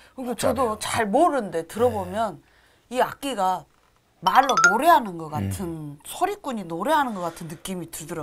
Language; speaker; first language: Korean; native; Korean